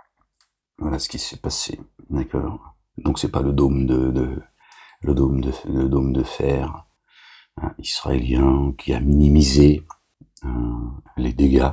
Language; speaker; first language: French; native; French